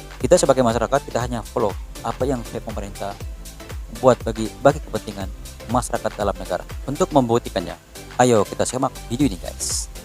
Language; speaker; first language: Malay; native; Malay